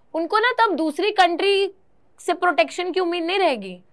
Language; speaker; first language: Hindi; native; Hindi